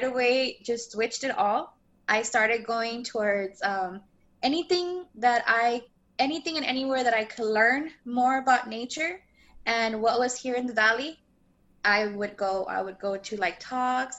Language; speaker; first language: English; native; English